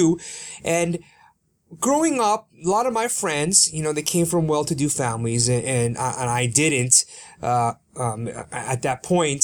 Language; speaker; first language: English; early bilingual, other home language; Korean